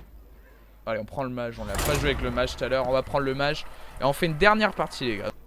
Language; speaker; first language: French; native; French